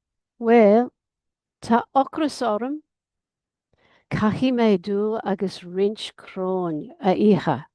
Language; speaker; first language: Irish; non-native, learner; English